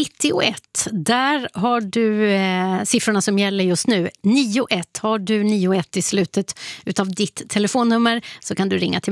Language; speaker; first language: Swedish; native; Swedish